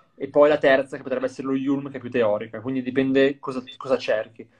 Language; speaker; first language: Italian; native; Italian